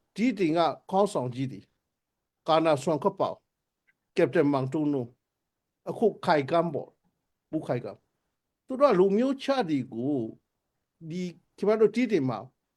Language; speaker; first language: Burmese; non-native, local second language; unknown